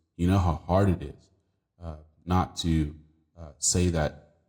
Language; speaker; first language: English; native; English